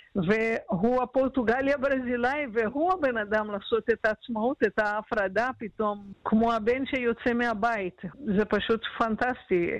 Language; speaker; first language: Hebrew; non-native, fluent; Portuguese